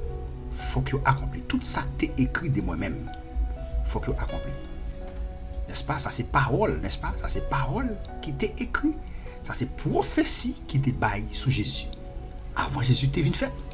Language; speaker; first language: French; non-native, local second language; Haitian Creole